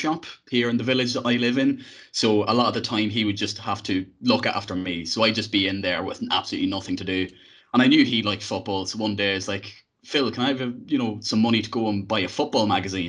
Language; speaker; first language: English; native; English